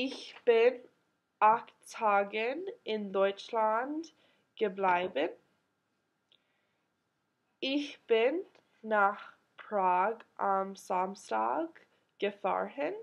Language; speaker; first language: German; non-native, learner; English